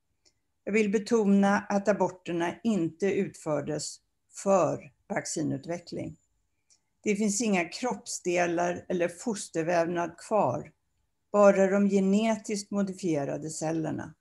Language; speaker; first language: Swedish; native; Swedish